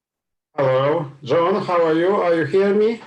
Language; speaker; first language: English; non-native, fluent; Russian